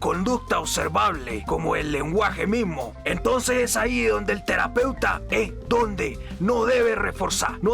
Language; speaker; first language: Spanish; native; Spanish